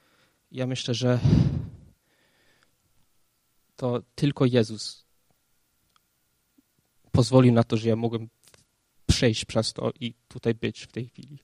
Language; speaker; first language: Polish; early bilingual, heritage; Polish